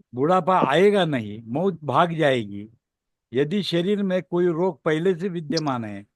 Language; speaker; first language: Hindi; non-native, local second language; Marathi